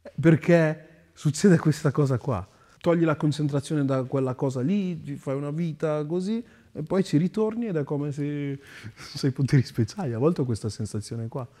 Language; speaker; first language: Italian; early bilingual, other home language; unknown